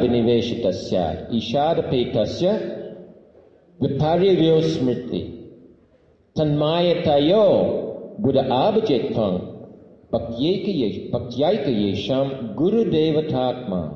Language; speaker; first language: Russian; non-native, fluent; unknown